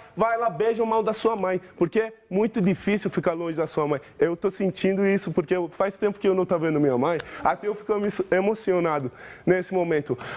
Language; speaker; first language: Portuguese; non-native, fluent; Persian